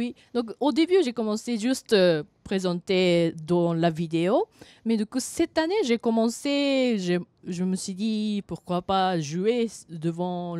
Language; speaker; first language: French; non-native, fluent; Japanese